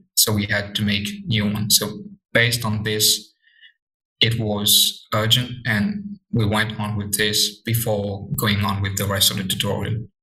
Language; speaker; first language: English; non-native, fluent; Morisyen